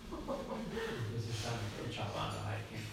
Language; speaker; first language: German; native; German